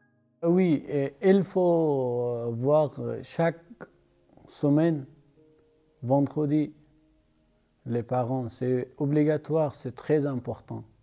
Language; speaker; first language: French; non-native, learner; Persian